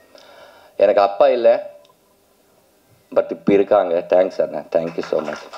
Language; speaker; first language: Tamil; non-native, learner; Telugu